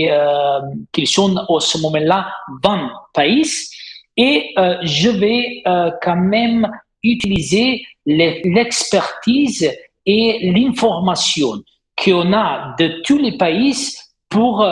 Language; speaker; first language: French; non-native, fluent; Italian